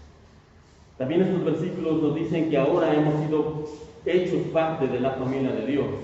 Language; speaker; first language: Spanish; native; Spanish